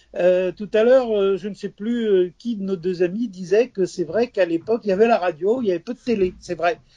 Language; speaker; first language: French; native; French